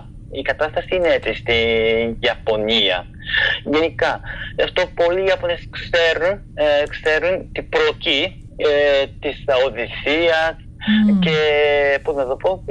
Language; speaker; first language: Greek; non-native, fluent; Japanese